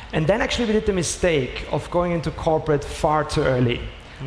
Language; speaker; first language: English; non-native, fluent; German